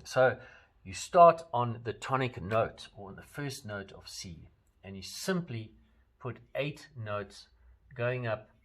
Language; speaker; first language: English; native; English